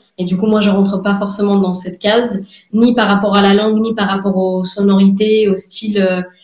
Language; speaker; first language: French; non-native, fluent; English